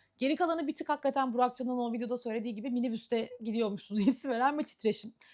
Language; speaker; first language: Turkish; native; Turkish